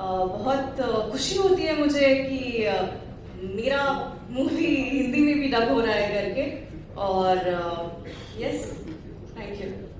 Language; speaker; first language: Hindi; non-native, learner; Kannada